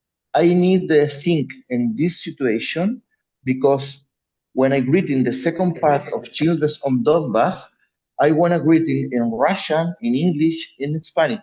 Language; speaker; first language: English; non-native, learner; Spanish